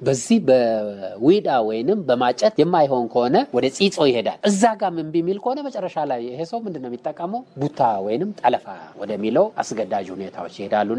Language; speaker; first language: Amharic; non-native, local second language; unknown